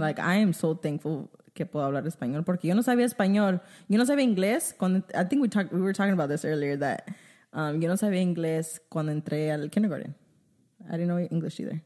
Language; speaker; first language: Spanish; early bilingual, heritage; Spanish